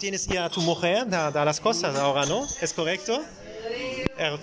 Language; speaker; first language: Spanish; non-native, learner; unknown